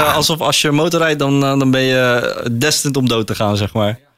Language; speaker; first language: Dutch; early bilingual, other home language; Turkish